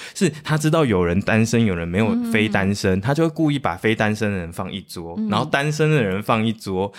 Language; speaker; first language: Chinese; native; Chinese